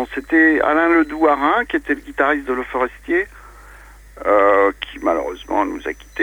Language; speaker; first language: French; native; French